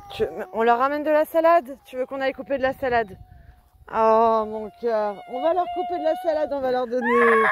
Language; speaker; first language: French; native; French